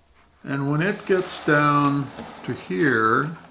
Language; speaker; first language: English; native; English